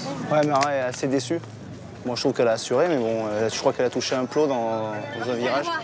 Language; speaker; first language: French; native; French